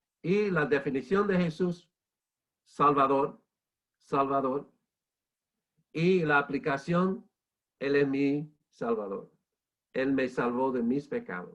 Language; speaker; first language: Spanish; non-native, fluent; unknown